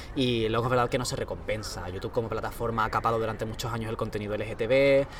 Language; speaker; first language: Spanish; native; Spanish